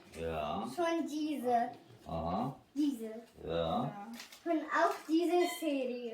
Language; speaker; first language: German; early bilingual, other home language; Russian